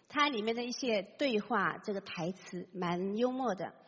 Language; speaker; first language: Chinese; native; Chinese